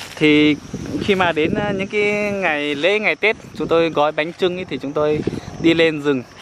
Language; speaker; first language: Vietnamese; non-native, local second language; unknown